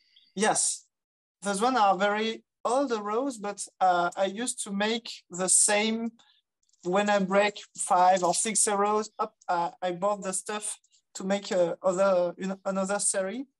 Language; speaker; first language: English; non-native, fluent; French